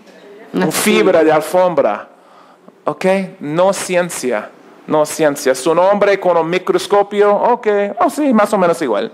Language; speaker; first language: Spanish; non-native, learner; English